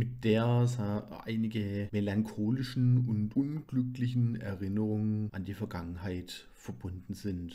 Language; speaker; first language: German; native; German